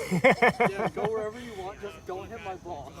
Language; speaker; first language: English; native; English